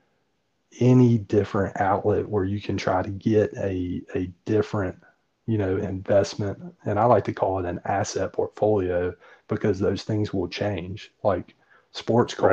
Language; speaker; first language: English; native; English